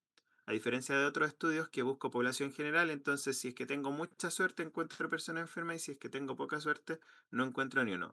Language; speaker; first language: Spanish; native; Spanish